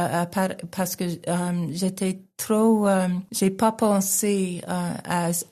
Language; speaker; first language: French; non-native, local second language; English